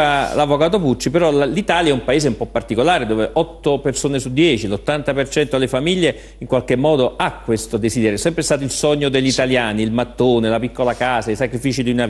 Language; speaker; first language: Italian; native; Italian